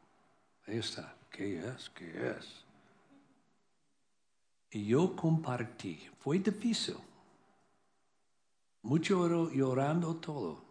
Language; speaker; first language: Spanish; non-native, learner; English